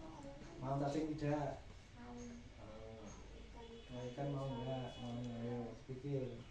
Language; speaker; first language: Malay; non-native, local second language; Javanese